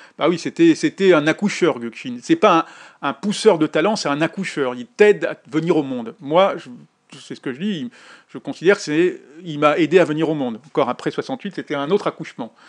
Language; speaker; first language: French; native; French